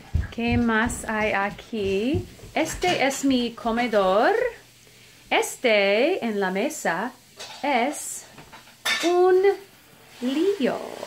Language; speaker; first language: Spanish; non-native, fluent; English